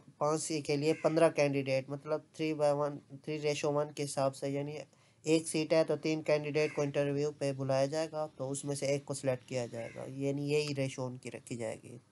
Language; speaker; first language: Urdu; non-native, local second language; Punjabi